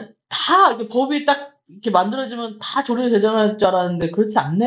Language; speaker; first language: Korean; native; Korean